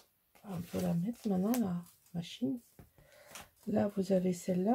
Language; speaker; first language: French; native; French